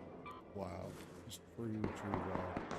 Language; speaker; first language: English; native; English